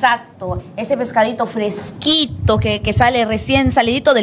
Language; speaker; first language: Spanish; native; Spanish